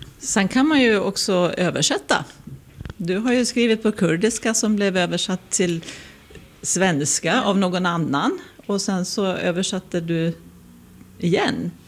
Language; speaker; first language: Swedish; native; Swedish